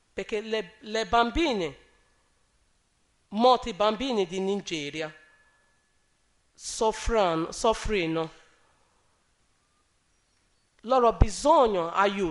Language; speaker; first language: Italian; non-native, learner; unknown